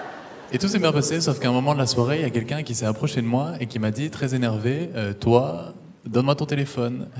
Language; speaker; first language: French; native; French